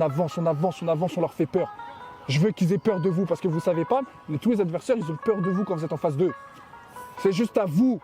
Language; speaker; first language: French; native; French